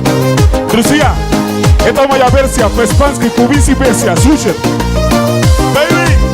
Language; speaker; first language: Russian; non-native, learner; Spanish